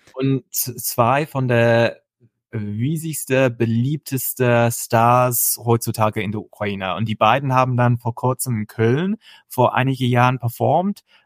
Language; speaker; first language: German; non-native, fluent; English